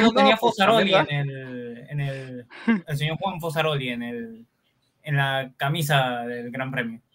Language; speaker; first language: Spanish; native; Spanish